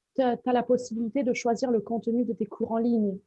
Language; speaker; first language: French; native; French